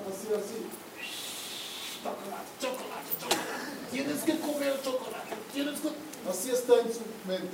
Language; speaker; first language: Spanish; non-native, fluent; English